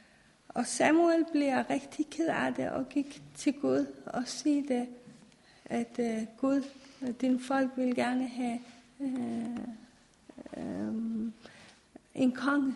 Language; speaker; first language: Danish; non-native, fluent; Persian